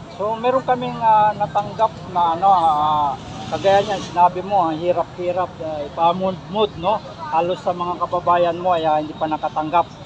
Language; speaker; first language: Filipino; native; Filipino